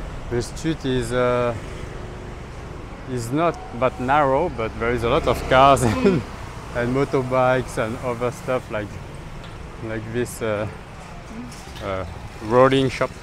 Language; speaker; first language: English; non-native, fluent; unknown